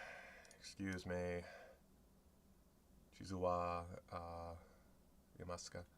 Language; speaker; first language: Japanese; non-native, learner; English